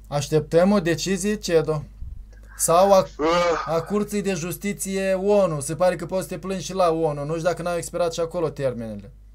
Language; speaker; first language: Romanian; native; Romanian